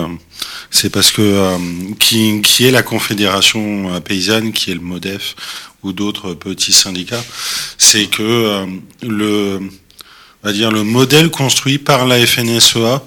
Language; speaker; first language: French; native; French